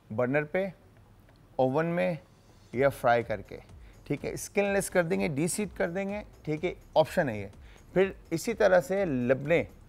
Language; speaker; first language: Urdu; native; Urdu